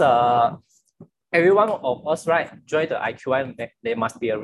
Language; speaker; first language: English; non-native, local second language; Chinese